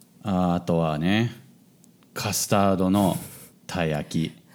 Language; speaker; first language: Japanese; non-native, fluent; English